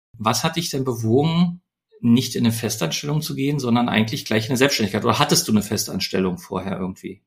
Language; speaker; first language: German; native; German